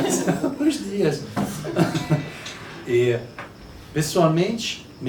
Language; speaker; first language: Portuguese; non-native, learner; Italian